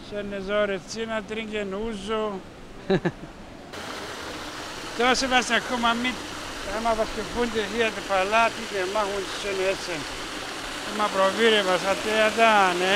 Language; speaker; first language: German; non-native, learner; Greek